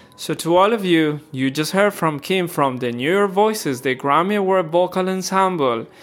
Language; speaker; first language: English; non-native, fluent; Spanish